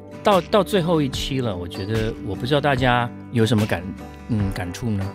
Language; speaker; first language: Chinese; native; Chinese